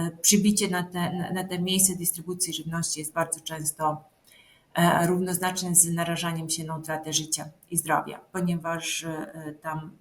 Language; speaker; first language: Polish; non-native, fluent; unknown